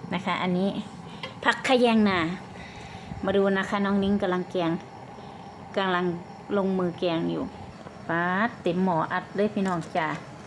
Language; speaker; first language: Thai; native; Thai